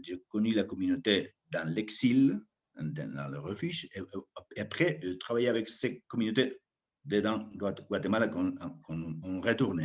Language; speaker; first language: French; non-native, fluent; Spanish